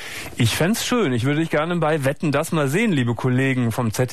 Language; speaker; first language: German; native; German